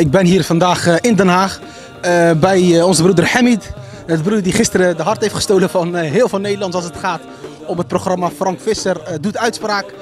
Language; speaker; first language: Dutch; early bilingual, other home language; Arabic